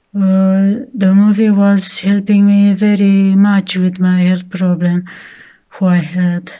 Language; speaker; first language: English; non-native, learner; Romanian